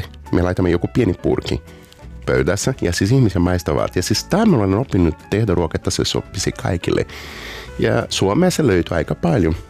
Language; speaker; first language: Finnish; non-native, learner; Portuguese